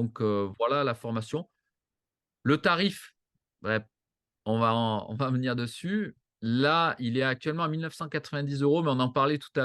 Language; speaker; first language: French; native; French